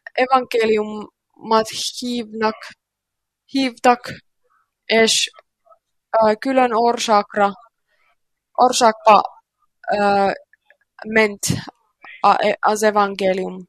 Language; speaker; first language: Hungarian; non-native, learner; Finnish